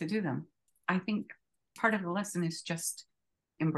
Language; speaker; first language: English; native; English